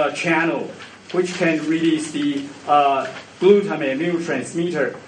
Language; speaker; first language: English; non-native, fluent; Chinese